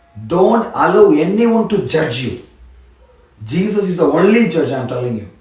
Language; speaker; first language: English; non-native, local second language; Tamil